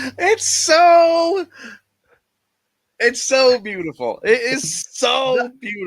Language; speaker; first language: English; native; English